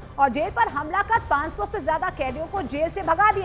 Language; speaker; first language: Hindi; native; Hindi